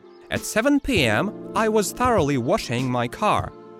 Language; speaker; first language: English; non-native, fluent; Russian